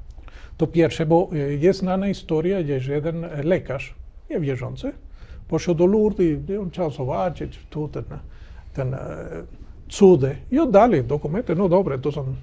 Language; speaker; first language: Polish; non-native, learner; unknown